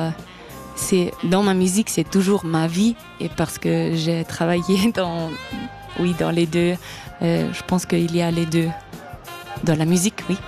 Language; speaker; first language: French; non-native, learner; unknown